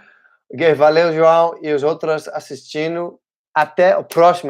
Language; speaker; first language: Portuguese; non-native, learner; Dutch